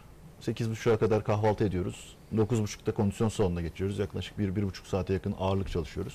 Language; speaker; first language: Turkish; native; Turkish